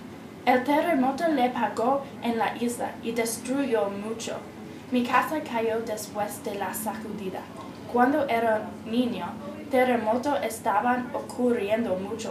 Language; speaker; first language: Spanish; non-native, learner; English